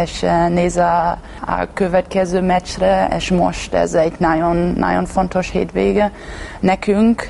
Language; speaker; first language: Hungarian; non-native, learner; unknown